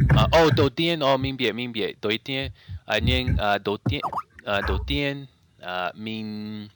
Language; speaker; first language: Vietnamese; non-native, learner; English